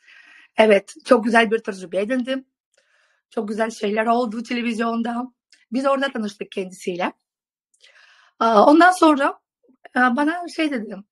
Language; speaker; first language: Turkish; non-native, fluent; Russian